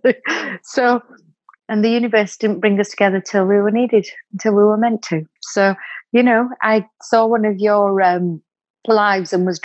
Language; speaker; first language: English; native; English